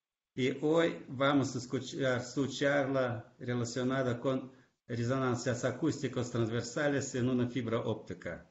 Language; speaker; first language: Spanish; non-native, fluent; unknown